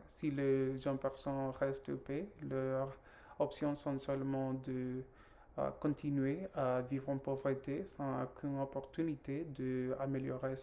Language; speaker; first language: French; non-native, learner; Spanish